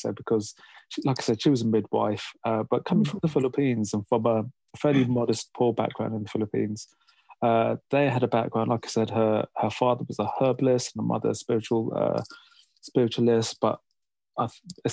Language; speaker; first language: English; native; English